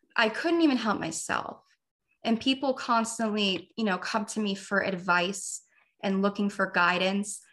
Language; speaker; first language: English; native; English